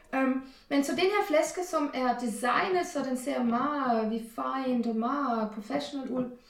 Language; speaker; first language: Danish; non-native, fluent; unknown